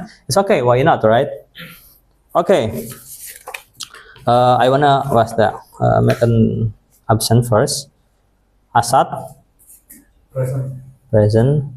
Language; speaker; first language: English; non-native, fluent; Indonesian